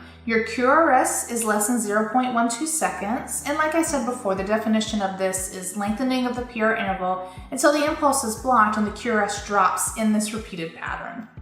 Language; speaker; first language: English; native; English